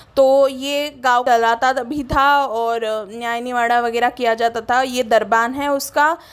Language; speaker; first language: Hindi; non-native, local second language; Marathi